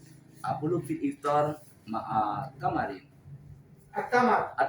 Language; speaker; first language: Arabic; non-native, learner; Indonesian